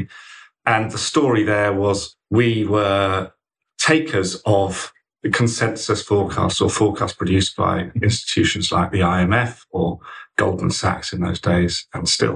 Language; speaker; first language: English; native; English